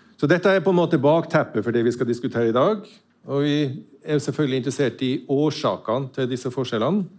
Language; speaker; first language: Norwegian; native; Norwegian